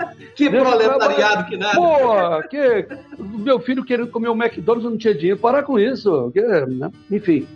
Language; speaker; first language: Portuguese; native; Portuguese